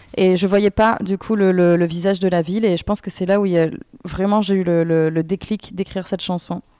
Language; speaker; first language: French; native; French